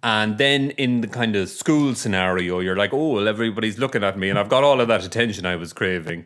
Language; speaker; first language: English; native; English